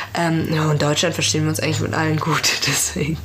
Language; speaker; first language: German; early bilingual, other home language; Persian